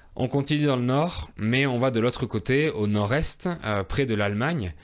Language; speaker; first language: French; native; French